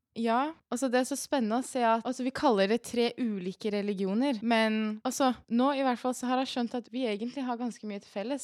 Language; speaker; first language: Norwegian; early bilingual, other home language; Persian